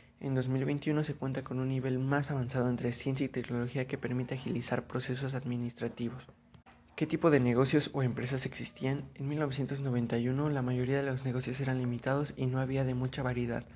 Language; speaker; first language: Spanish; native; Spanish